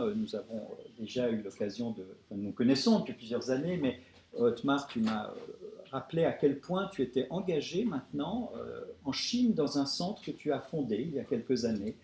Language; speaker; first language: French; native; French